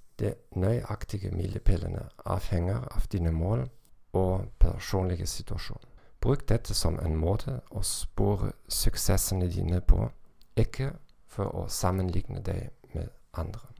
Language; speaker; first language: Norwegian; non-native, learner; German